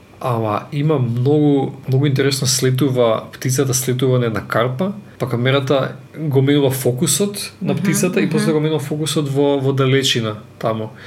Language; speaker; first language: Macedonian; native; Macedonian